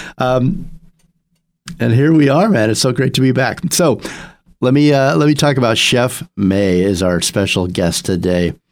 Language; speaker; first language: English; native; English